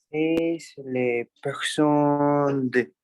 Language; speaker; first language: French; non-native, learner; Spanish